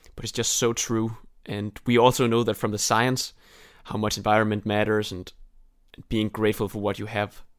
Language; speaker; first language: English; non-native, fluent; Danish